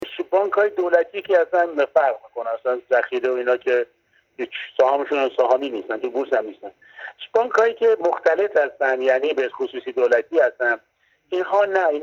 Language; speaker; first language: Persian; native; Persian